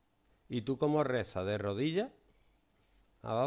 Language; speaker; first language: Spanish; native; Spanish